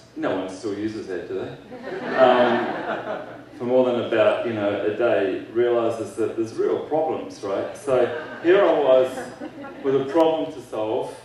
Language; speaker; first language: English; native; English